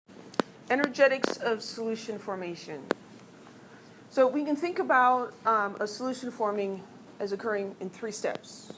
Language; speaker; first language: English; native; English